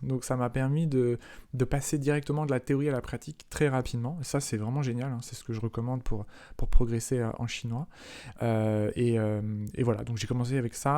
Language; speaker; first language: French; native; French